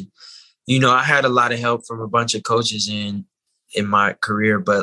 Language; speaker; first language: English; native; English